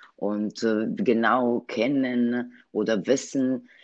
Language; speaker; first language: German; non-native, learner; Italian